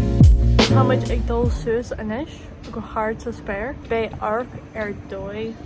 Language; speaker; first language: Irish; non-native, local second language; English